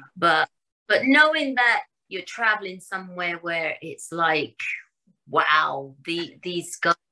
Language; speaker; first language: English; native; English